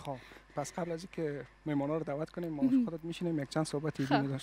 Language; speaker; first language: Persian; native; Persian